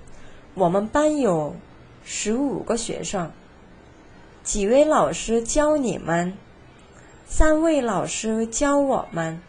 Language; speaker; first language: Chinese; non-native, fluent; Korean